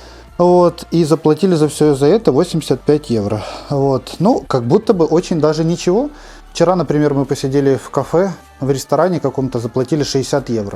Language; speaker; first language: Russian; native; Russian